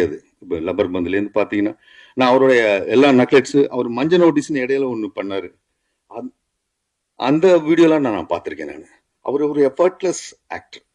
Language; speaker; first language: Tamil; native; Tamil